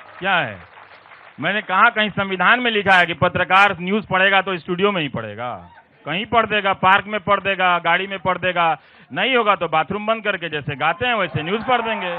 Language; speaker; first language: Hindi; non-native, local second language; Bhojpuri